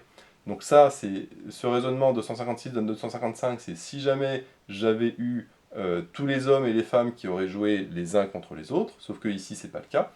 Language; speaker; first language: French; native; French